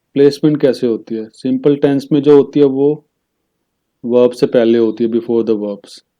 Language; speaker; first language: Hindi; native; Hindi